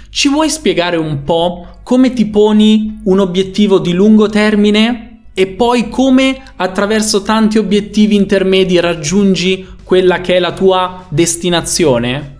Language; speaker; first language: Italian; native; Italian